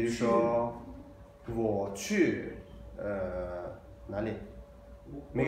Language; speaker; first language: Chinese; non-native, fluent; Azerbaijani